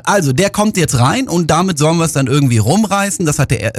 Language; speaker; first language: German; native; German